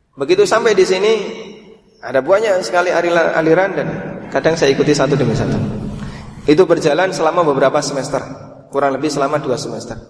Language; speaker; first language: Indonesian; non-native, local second language; Javanese